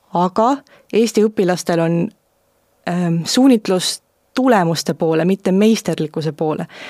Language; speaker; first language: Estonian; native; Estonian